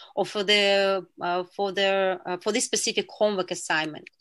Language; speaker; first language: English; non-native, fluent; Uzbek